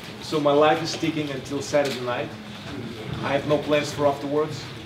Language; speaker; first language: English; non-native, fluent; Russian